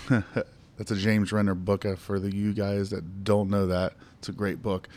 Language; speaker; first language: English; native; English